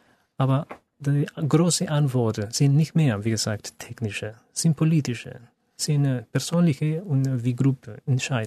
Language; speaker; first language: German; non-native, fluent; Spanish